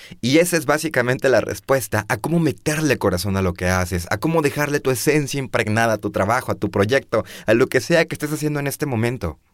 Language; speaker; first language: Spanish; native; Spanish